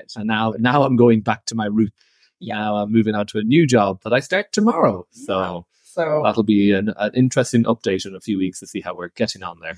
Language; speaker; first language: English; native; English